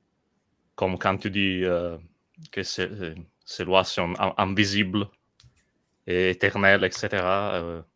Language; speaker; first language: French; non-native, learner; Italian